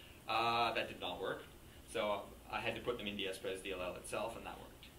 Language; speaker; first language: English; native; English